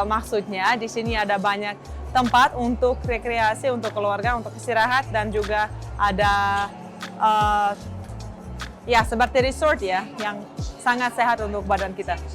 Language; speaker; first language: Indonesian; non-native, fluent; Russian